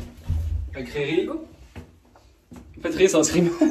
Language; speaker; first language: French; native; French